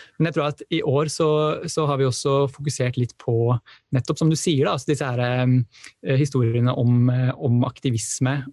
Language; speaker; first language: Norwegian; native; Norwegian